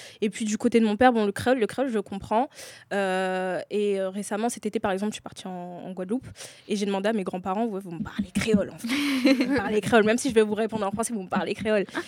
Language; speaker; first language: French; native; French